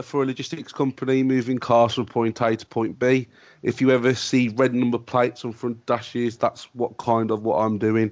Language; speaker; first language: English; native; English